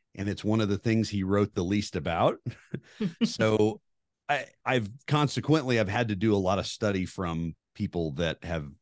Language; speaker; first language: English; native; English